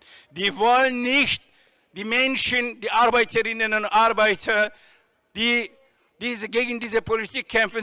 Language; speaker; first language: German; non-native, fluent; Turkish